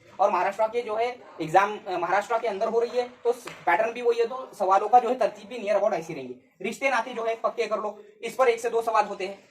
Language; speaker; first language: Hindi; native; Hindi